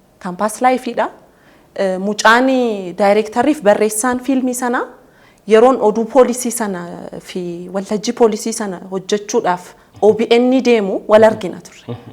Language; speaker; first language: Oromo; native; Oromo